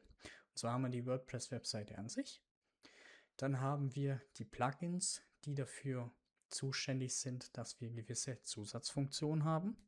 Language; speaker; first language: German; native; German